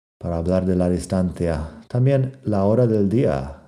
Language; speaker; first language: Spanish; non-native, fluent; English